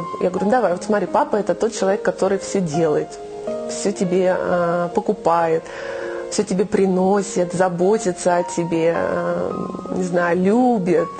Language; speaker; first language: Russian; native; Russian